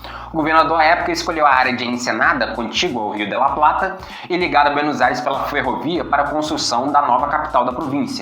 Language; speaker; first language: Portuguese; native; Portuguese